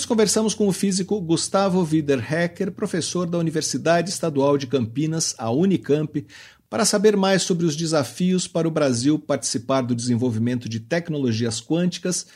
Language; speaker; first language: Portuguese; native; Portuguese